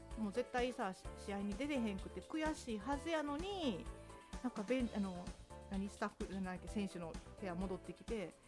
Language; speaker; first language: Japanese; native; Japanese